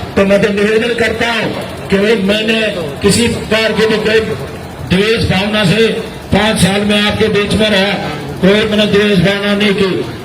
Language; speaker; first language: Hindi; native; Hindi